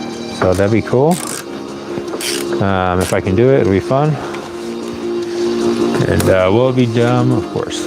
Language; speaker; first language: English; native; English